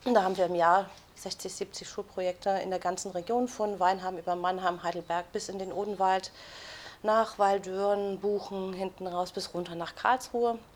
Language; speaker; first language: German; native; German